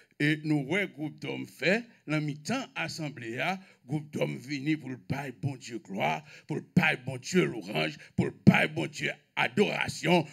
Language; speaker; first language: French; non-native, local second language; Haitian Creole